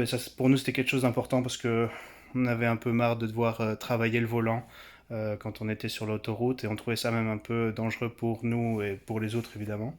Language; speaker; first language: French; native; French